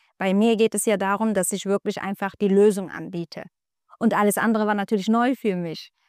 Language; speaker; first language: German; non-native, fluent; Turkish